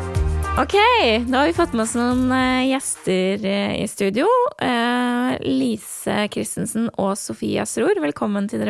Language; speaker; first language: Norwegian; native; Norwegian